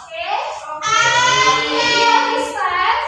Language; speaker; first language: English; non-native, learner; Indonesian